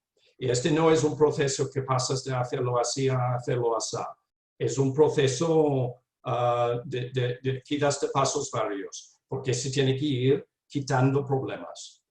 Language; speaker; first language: Spanish; non-native, fluent; English